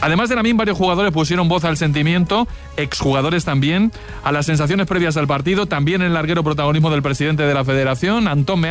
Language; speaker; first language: Spanish; native; Spanish